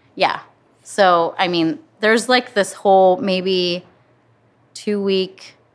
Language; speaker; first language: English; native; English